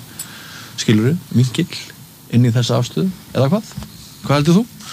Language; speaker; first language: Icelandic; native; Icelandic